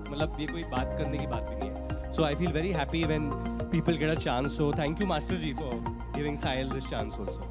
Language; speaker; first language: Hindi; native; Hindi